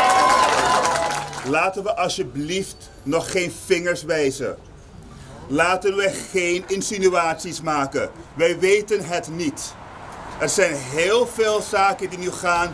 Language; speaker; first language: Dutch; native; Dutch